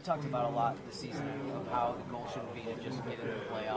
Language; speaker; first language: English; native; English